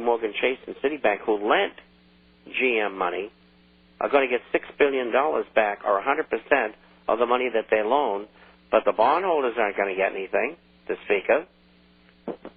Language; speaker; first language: English; native; English